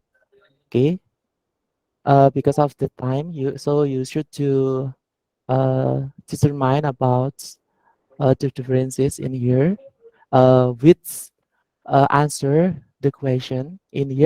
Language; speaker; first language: English; non-native, learner; Indonesian